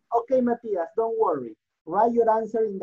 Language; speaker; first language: English; non-native, learner; Spanish